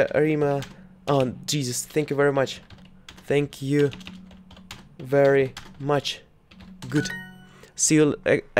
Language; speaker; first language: English; non-native, learner; Russian